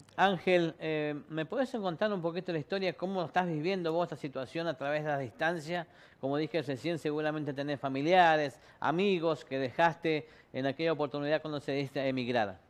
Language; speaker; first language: Spanish; native; Spanish